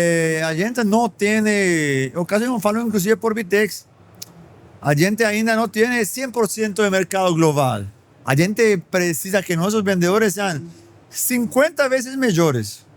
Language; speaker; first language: Portuguese; non-native, fluent; Spanish